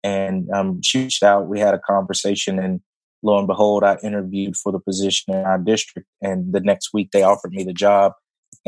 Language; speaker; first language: English; native; English